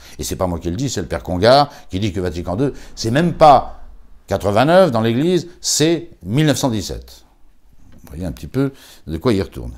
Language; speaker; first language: French; native; French